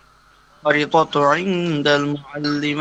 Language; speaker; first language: Arabic; non-native, learner; Bangla